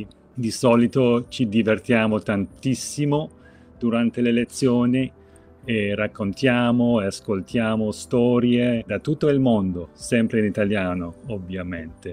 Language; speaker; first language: Italian; non-native, fluent; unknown